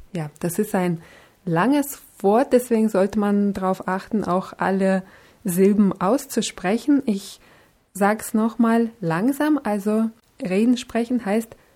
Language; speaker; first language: German; non-native, fluent; Russian